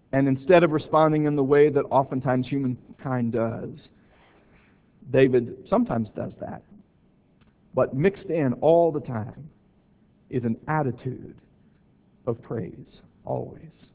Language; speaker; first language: English; native; English